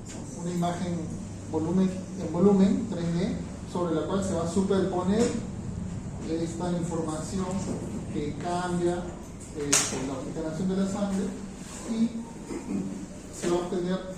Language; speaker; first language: Spanish; native; Spanish